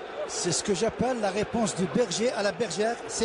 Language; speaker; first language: French; non-native, local second language; Arabic